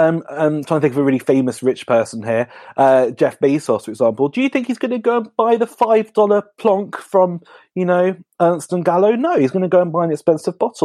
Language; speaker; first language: English; native; English